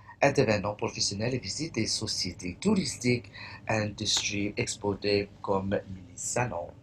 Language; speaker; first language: French; non-native, fluent; English